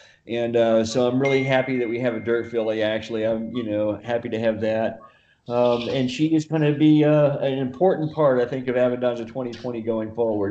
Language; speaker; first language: English; native; English